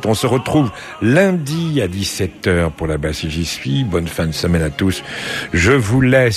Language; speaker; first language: French; native; French